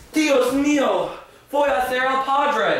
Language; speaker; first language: Spanish; non-native, learner; English